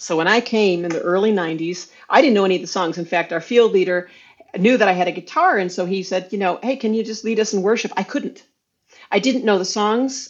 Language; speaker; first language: English; native; English